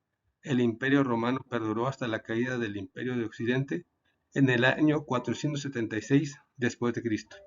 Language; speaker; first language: Spanish; native; Spanish